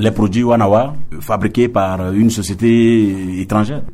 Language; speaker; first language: French; non-native, local second language; Sango